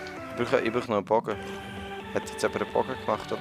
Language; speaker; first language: German; native; German